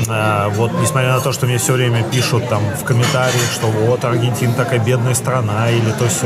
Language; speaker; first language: Russian; native; Russian